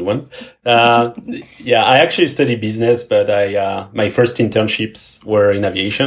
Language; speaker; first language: English; non-native, fluent; French